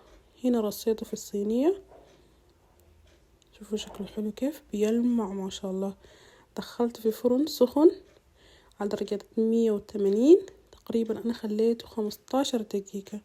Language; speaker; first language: Arabic; native; Arabic